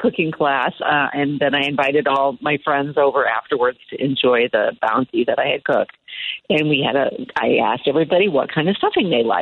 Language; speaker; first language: English; native; English